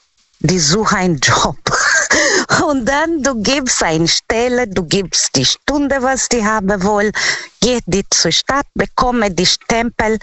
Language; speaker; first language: German; non-native, learner; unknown